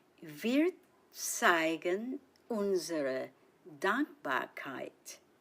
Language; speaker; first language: German; non-native, fluent; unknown